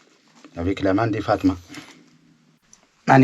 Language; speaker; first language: French; non-native, learner; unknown